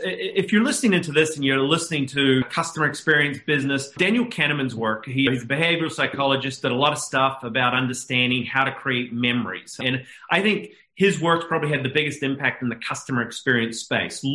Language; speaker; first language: English; native; English